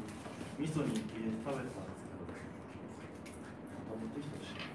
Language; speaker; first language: Japanese; native; Japanese